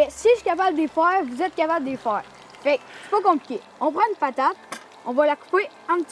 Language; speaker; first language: French; native; French